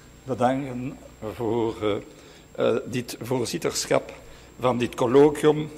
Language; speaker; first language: Dutch; non-native, fluent; French